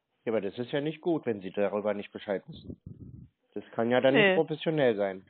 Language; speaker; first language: German; native; German